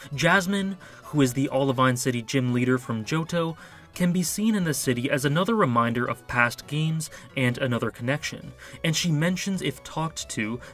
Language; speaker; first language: English; native; English